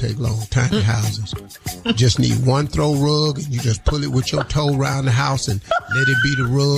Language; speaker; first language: English; native; English